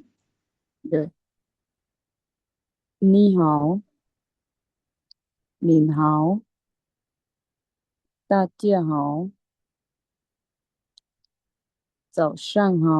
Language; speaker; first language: Chinese; non-native, learner; Lao